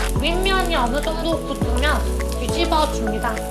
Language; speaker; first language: Korean; native; Korean